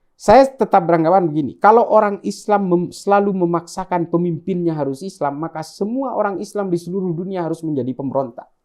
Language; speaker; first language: Indonesian; non-native, local second language; Madurese